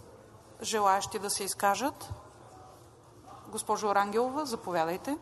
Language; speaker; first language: Bulgarian; native; Bulgarian